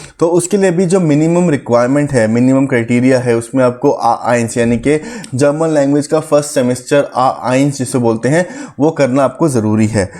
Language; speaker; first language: Hindi; native; Hindi